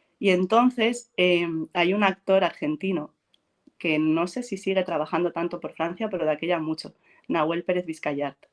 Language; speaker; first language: Spanish; native; Spanish